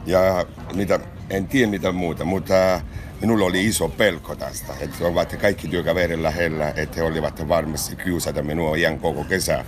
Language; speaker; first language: Finnish; non-native, learner; Italian